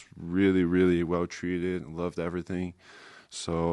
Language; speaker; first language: English; non-native, fluent; Portuguese